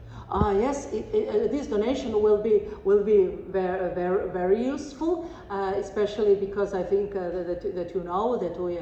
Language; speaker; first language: English; non-native, fluent; Serbian